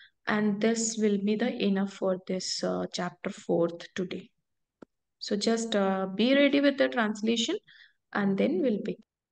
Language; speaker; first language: English; non-native, local second language; Hindi